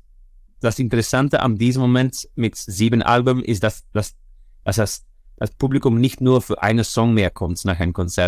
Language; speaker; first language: German; non-native, fluent; Dutch